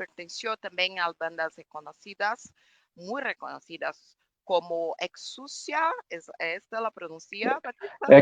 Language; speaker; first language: Spanish; non-native, fluent; Portuguese